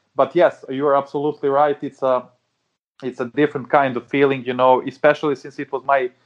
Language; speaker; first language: English; non-native, fluent; Serbian